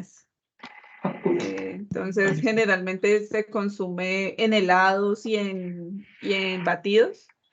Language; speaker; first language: Spanish; native; Spanish